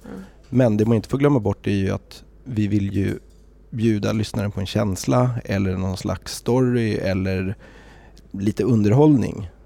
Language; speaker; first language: Swedish; native; Swedish